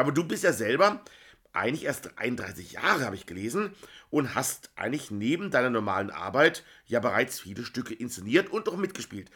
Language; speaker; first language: German; native; German